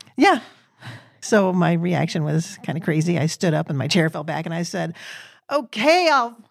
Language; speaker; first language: English; native; English